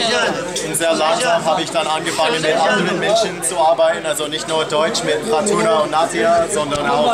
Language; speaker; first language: German; non-native, fluent; English